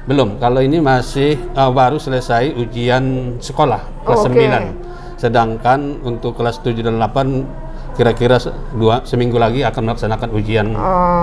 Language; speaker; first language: Indonesian; native; Indonesian